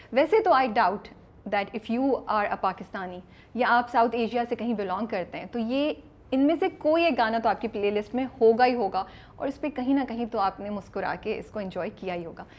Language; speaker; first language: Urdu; native; Urdu